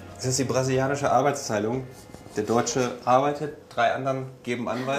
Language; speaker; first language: German; native; German